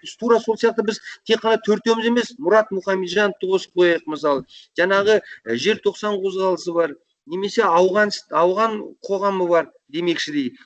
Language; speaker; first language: Kazakh; native; Kazakh